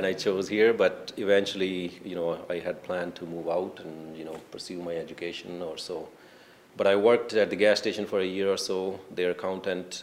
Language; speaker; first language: English; non-native, local second language; Punjabi